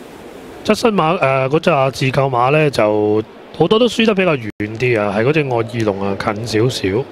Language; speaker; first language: Cantonese; native; Cantonese